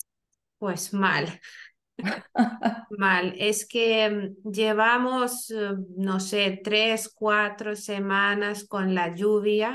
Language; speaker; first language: Spanish; non-native, fluent; Lithuanian